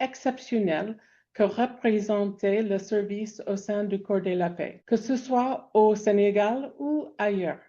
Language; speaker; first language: French; non-native, fluent; English